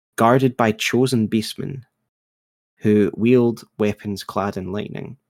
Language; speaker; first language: English; native; English